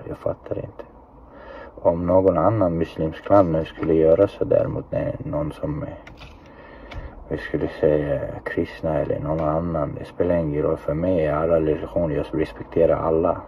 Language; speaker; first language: Swedish; non-native, fluent; Chechen